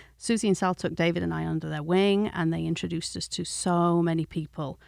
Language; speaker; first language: English; native; English